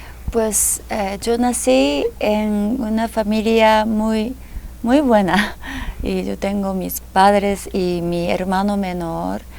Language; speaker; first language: Spanish; non-native, fluent; Japanese